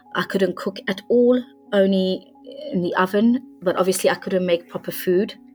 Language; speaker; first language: English; non-native, fluent; Hungarian